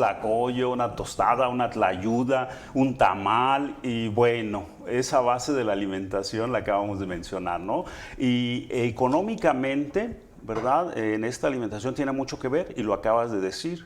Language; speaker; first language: Spanish; native; Spanish